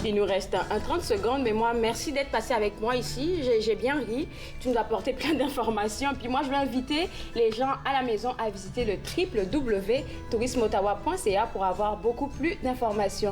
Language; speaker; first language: French; native; French